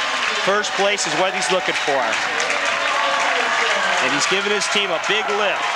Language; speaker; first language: English; native; English